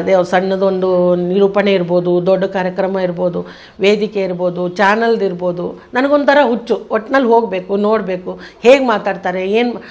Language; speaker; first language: Kannada; native; Kannada